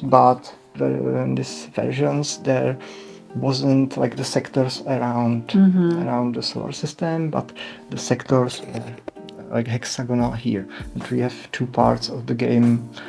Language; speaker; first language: English; non-native, learner; Czech